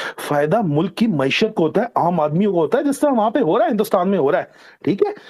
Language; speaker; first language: Urdu; non-native, local second language; Punjabi